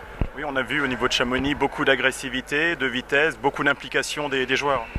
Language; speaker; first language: French; native; French